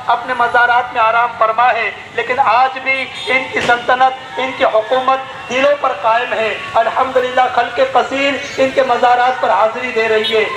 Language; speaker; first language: Urdu; native; Urdu